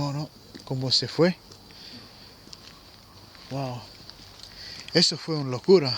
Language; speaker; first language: Spanish; early bilingual, heritage; English